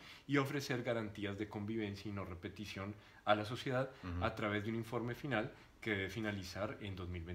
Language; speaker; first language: Spanish; native; Spanish